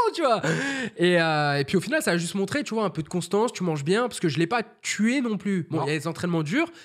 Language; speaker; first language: French; native; French